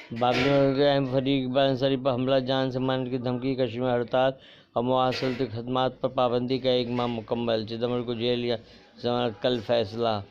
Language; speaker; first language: Urdu; native; Urdu